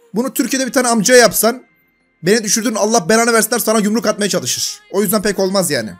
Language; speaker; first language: Turkish; native; Turkish